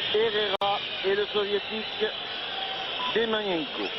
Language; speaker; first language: French; native; French